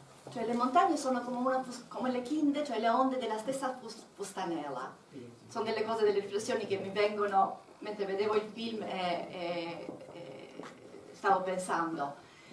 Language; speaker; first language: Italian; non-native, fluent; Albanian